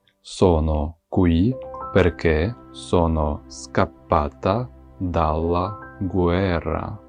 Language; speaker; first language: Italian; non-native, fluent; Ukrainian